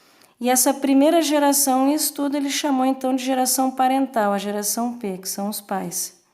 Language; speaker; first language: Portuguese; native; Portuguese